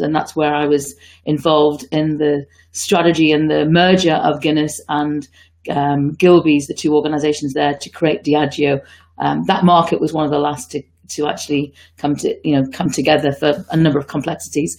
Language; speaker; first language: English; native; English